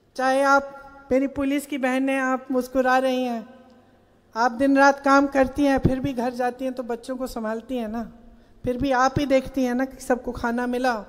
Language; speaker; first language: Hindi; native; Hindi